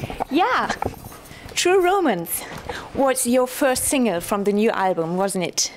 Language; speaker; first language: English; non-native, fluent; German